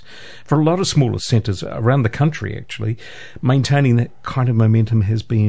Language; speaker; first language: English; native; English